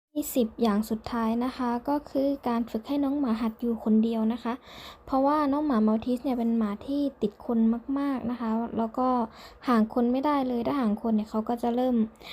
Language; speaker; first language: Thai; native; Thai